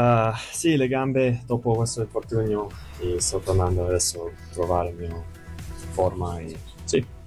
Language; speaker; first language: Italian; non-native, fluent; English